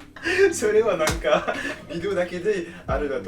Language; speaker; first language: Japanese; non-native, fluent; French